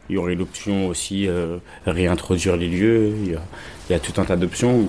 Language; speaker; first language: French; native; French